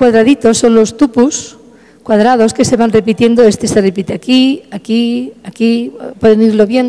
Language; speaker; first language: Spanish; native; Spanish